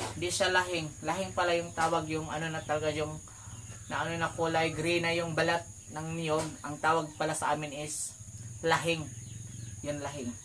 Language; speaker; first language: Filipino; non-native, local second language; Cebuano